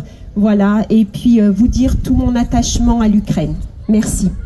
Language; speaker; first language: French; native; French